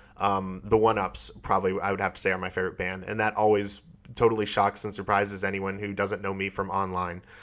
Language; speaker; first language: English; native; English